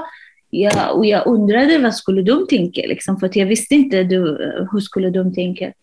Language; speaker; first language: Swedish; non-native, fluent; Arabic